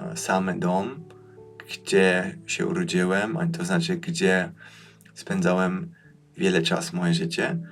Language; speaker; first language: Polish; non-native, fluent; German